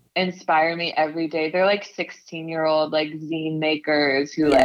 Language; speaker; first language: English; native; English